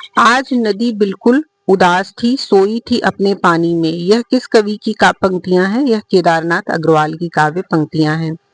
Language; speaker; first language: Hindi; native; Hindi